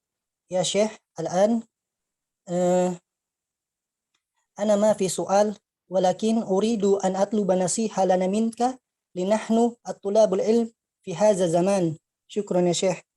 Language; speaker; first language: Arabic; non-native, learner; Indonesian